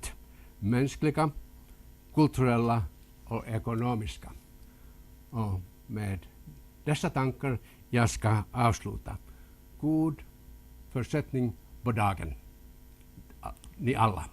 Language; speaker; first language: Swedish; non-native, local second language; Finnish